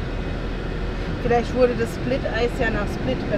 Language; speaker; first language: German; native; German